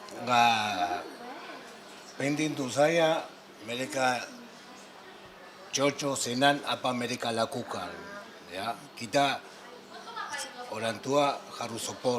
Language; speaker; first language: Indonesian; non-native, fluent; Spanish